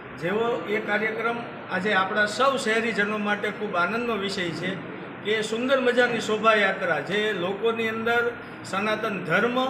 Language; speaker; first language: Gujarati; native; Gujarati